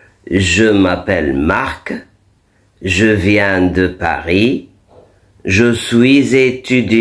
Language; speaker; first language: French; non-native, fluent; Arabic